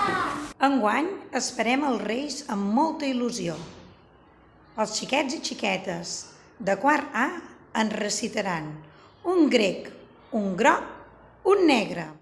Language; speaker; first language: Catalan; native; Catalan